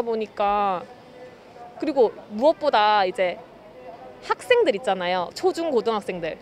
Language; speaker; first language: Korean; native; Korean